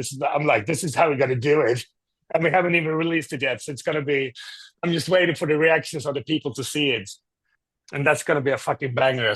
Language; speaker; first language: English; non-native, fluent; Swedish